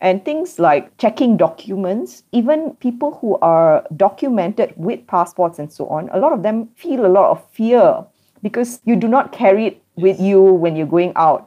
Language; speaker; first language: English; non-native, local second language; Tamil